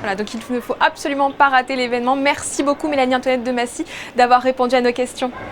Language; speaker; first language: French; native; French